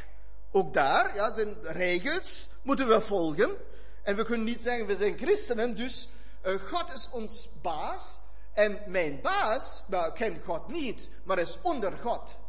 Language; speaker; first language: Dutch; non-native, fluent; German